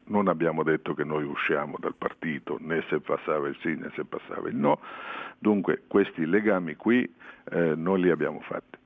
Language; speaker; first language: Italian; native; Italian